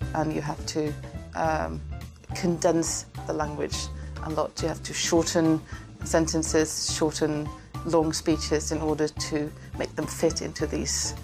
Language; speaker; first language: English; non-native, fluent; Norwegian